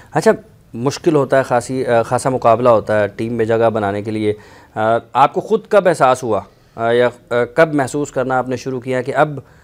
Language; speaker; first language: Urdu; non-native, local second language; Punjabi